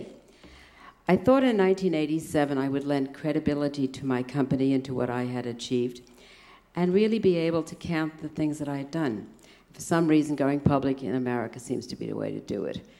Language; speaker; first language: English; early bilingual, other home language; German